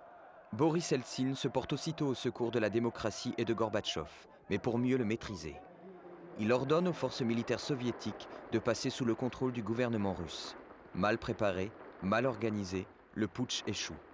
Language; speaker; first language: French; native; French